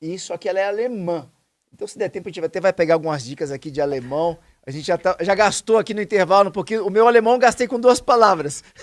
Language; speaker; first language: Portuguese; native; Portuguese